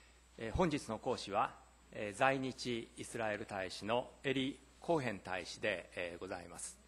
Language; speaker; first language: Japanese; native; Japanese